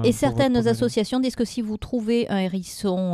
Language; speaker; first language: French; native; French